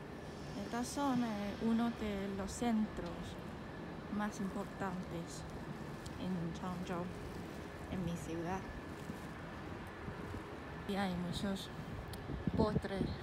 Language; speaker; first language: Spanish; non-native, fluent; Chinese